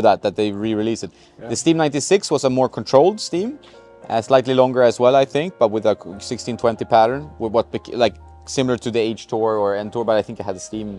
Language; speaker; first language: English; non-native, fluent; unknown